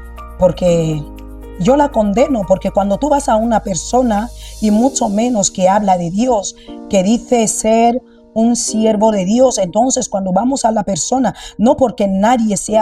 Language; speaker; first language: Spanish; non-native, local second language; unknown